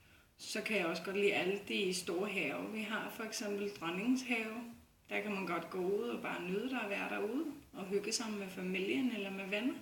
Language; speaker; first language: Danish; non-native, fluent; Icelandic